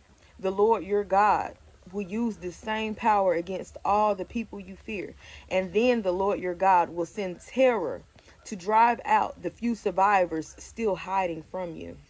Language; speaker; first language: English; native; English